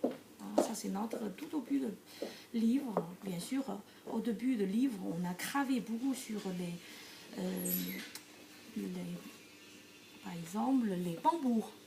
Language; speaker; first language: French; non-native, learner; Chinese